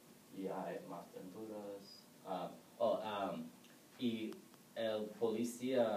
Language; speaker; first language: Spanish; non-native, learner; English